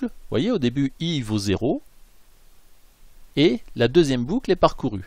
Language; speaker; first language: French; native; French